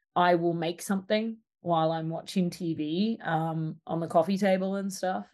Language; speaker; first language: English; native; English